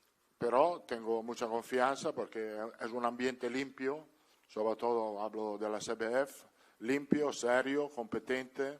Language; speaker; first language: Spanish; non-native, fluent; Italian